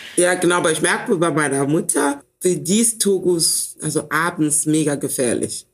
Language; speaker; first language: German; early bilingual, other home language; Ewe